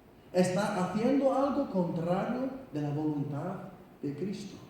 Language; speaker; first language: Spanish; non-native, fluent; Icelandic